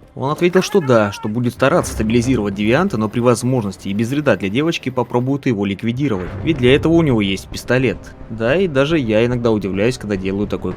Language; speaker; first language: Russian; native; Russian